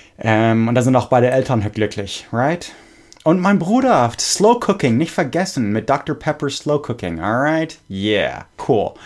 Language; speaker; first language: German; non-native, fluent; English